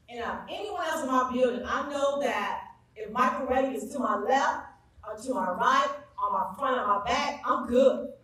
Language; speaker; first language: English; native; English